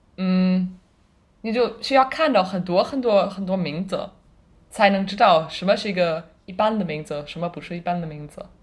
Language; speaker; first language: Chinese; non-native, fluent; German